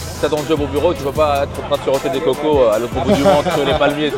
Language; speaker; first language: French; native; French